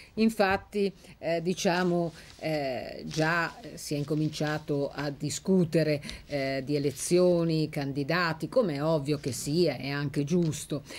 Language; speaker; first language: Italian; native; Italian